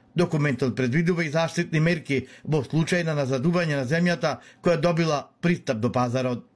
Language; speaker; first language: Macedonian; native; Macedonian